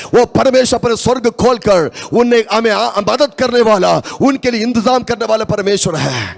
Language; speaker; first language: Hindi; non-native, local second language; Malayalam